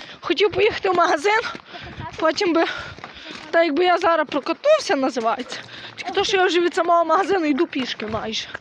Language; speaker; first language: Ukrainian; native; Ukrainian